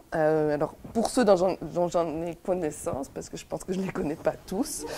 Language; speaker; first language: French; native; French